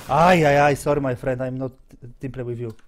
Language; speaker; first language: English; non-native, learner; Polish